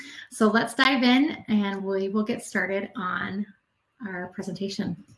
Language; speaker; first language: English; native; English